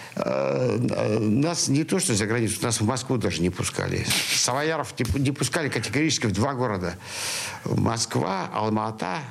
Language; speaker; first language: Russian; native; Russian